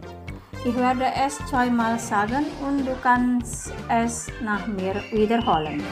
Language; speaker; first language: German; non-native, fluent; Indonesian